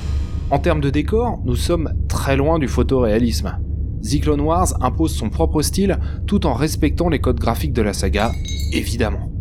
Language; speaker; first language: French; native; French